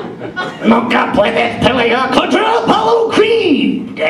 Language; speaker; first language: Spanish; non-native, learner; English